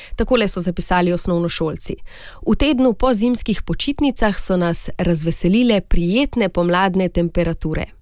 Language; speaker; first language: Slovenian; native; Slovenian